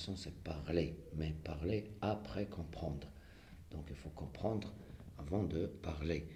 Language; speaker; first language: French; non-native, local second language; Arabic